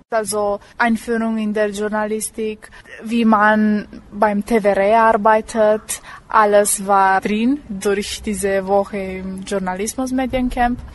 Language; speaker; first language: German; non-native, local second language; Romanian